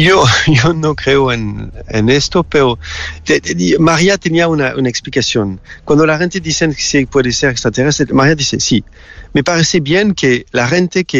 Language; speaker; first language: Spanish; non-native, fluent; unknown